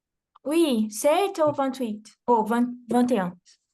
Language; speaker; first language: French; non-native, fluent; Portuguese